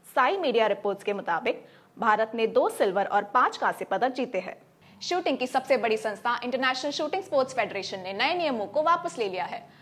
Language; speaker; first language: Hindi; non-native, local second language; Malayalam